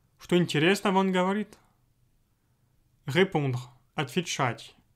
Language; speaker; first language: Russian; non-native, fluent; French